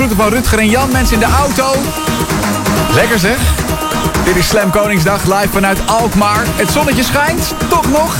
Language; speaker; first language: Dutch; native; Dutch